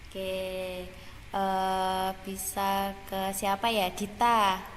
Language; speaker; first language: Indonesian; native; Indonesian